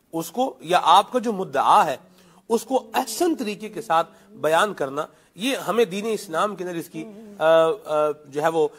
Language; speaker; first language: Urdu; non-native, local second language; Punjabi